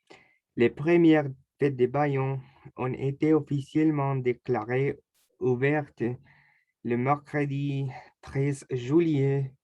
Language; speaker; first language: French; non-native, learner; Spanish